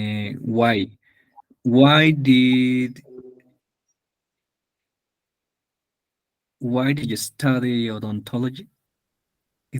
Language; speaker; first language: English; non-native, learner; Spanish